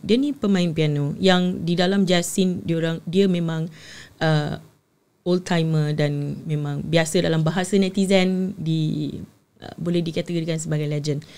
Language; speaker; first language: Malay; native; Malay